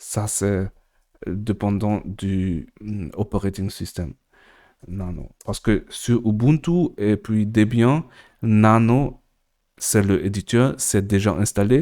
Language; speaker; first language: French; non-native, learner; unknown